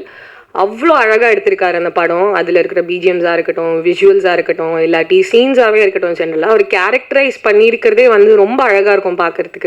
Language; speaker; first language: Tamil; native; Tamil